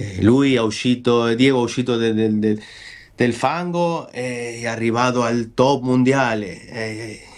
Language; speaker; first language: Italian; non-native, fluent; Spanish